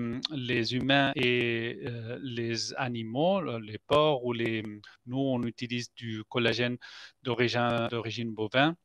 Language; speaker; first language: French; non-native, fluent; Spanish